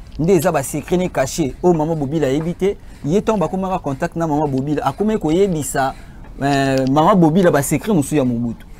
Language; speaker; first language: Lingala; native; Lingala